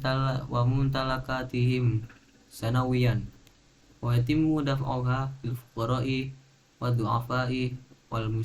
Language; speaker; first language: Arabic; non-native, learner; Indonesian